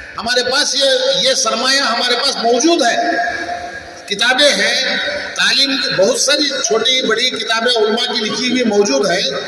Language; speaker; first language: Urdu; native; Urdu